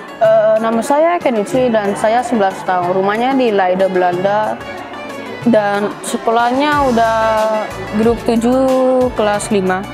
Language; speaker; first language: Indonesian; early bilingual, heritage; Indonesian